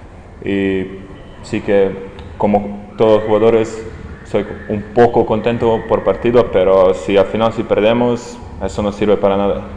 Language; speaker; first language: Spanish; non-native, learner; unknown